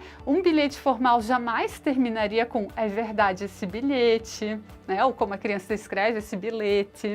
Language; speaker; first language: Portuguese; native; Portuguese